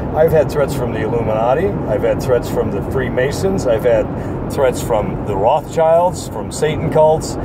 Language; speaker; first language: English; native; English